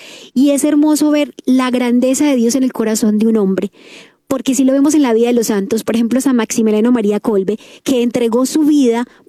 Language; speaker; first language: Spanish; native; Spanish